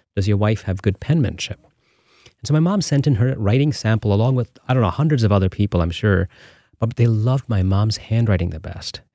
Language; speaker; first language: English; non-native, local second language; Tamil